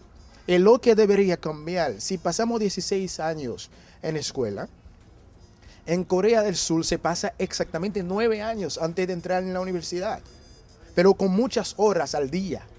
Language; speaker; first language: Spanish; non-native, fluent; Haitian Creole